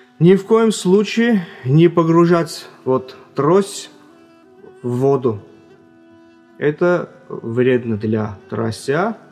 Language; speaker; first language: Russian; non-native, local second language; Armenian